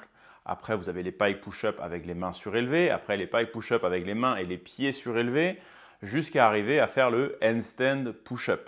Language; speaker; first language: French; native; French